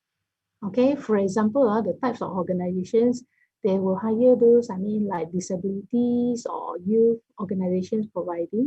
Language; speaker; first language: English; non-native, local second language; Malay